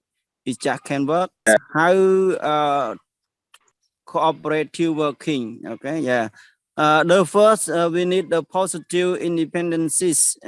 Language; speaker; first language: English; non-native, learner; Khmer